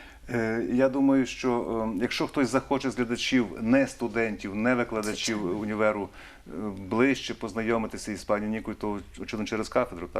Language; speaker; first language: Ukrainian; native; Ukrainian